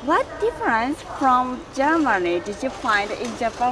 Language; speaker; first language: English; non-native, learner; Japanese